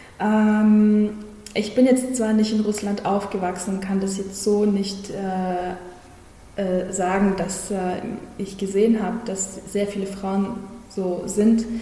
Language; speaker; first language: German; early bilingual, other home language; Russian